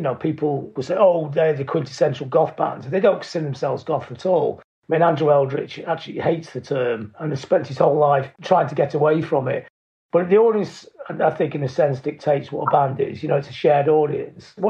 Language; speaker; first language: English; native; English